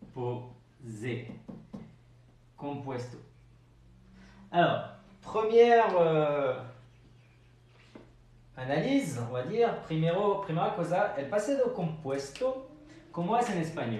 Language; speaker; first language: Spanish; non-native, fluent; French